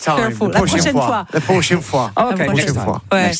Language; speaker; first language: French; non-native, learner; English